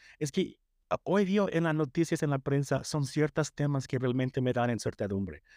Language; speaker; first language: Spanish; non-native, fluent; English